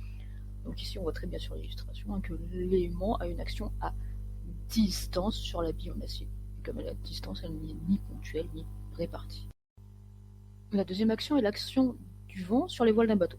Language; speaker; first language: French; native; French